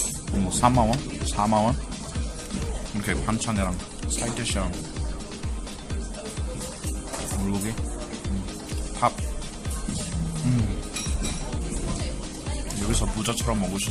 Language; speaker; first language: Korean; non-native, learner; English